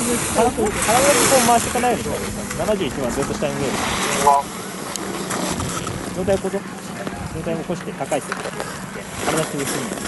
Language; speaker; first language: Japanese; native; Japanese